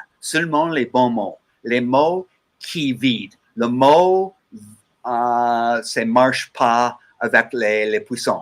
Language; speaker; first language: French; non-native, learner; English